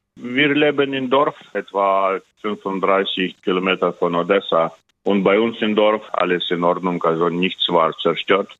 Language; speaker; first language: German; non-native, fluent; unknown